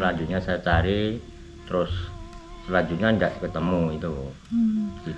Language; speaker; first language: Indonesian; non-native, local second language; Javanese